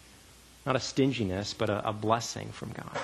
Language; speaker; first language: English; native; English